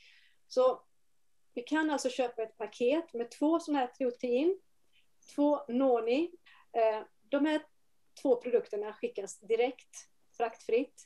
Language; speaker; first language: Swedish; native; Swedish